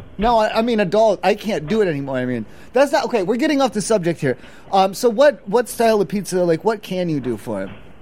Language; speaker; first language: English; native; English